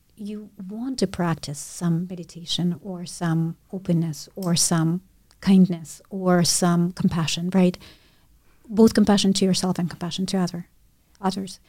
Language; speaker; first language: English; non-native, fluent; Russian